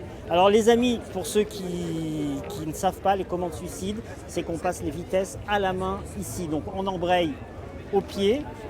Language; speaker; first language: French; native; French